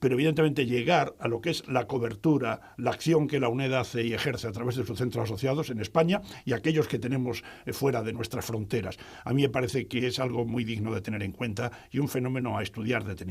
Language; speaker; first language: Spanish; native; Spanish